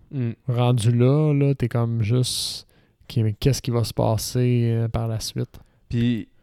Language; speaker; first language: French; native; French